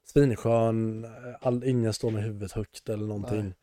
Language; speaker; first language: Swedish; native; Swedish